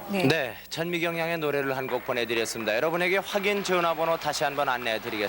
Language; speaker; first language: Korean; native; Korean